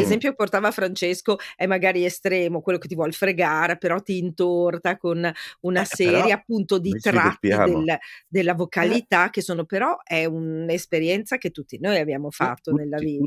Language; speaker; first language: Italian; native; Italian